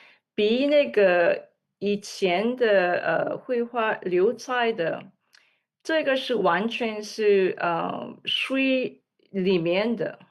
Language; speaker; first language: Chinese; non-native, learner; English